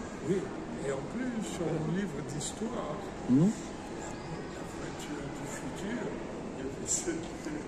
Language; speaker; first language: French; non-native, fluent; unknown